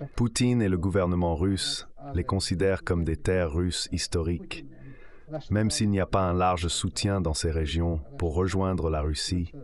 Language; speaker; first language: French; non-native, fluent; Ukrainian